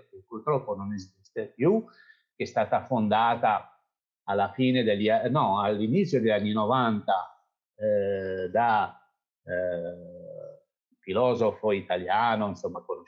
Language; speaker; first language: Italian; non-native, fluent; Kabyle